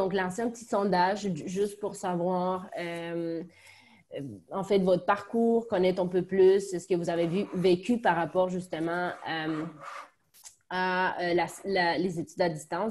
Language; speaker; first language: French; native; French